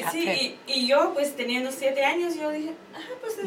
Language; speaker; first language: Spanish; early bilingual, heritage; Spanish